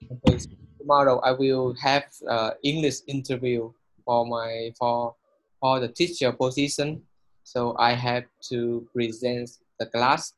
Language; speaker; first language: English; non-native, learner; Vietnamese